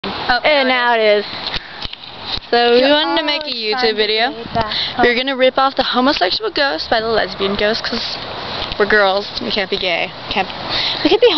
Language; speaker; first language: English; native; English